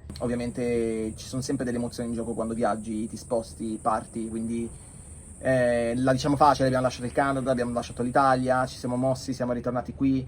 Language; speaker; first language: Italian; native; Italian